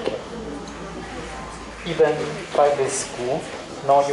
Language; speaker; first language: English; non-native, learner; Chinese